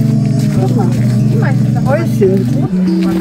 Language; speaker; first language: German; non-native, learner; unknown